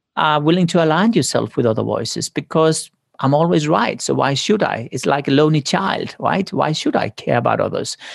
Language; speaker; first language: English; non-native, fluent; Danish